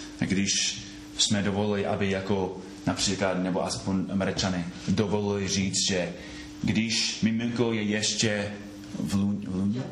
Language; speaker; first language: Czech; non-native, fluent; English